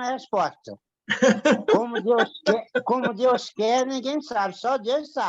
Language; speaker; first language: Portuguese; native; Portuguese